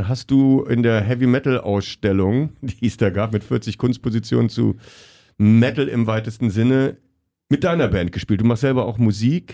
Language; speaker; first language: German; native; German